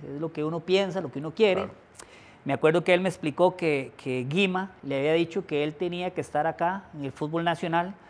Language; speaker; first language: Spanish; native; Spanish